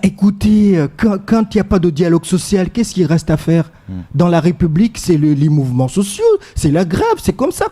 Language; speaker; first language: French; non-native, local second language; Comorian